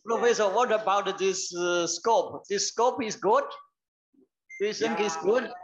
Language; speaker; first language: English; non-native, learner; Chinese